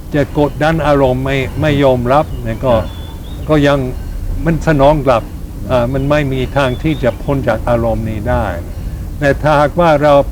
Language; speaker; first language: Thai; non-native, fluent; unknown